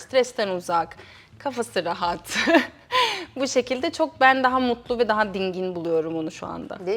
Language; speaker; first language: Turkish; early bilingual, heritage; Turkish